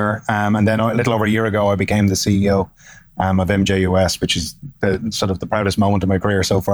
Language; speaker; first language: English; native; English